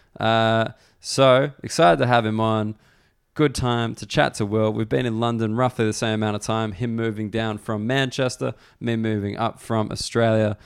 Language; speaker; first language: English; native; English